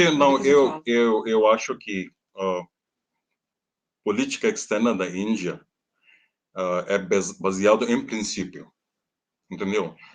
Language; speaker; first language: Portuguese; non-native, learner; Hindi